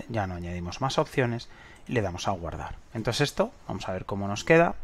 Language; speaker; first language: Spanish; native; Spanish